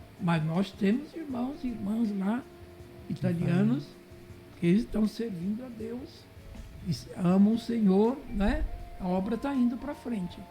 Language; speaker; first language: Portuguese; early bilingual, other home language; Italian